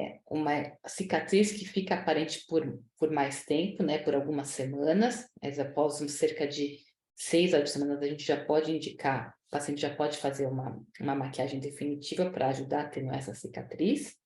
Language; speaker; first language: Portuguese; native; Portuguese